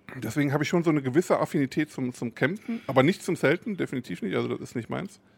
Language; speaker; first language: German; native; German